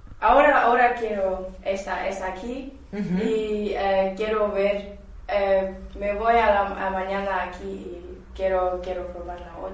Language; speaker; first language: Spanish; non-native, learner; Bulgarian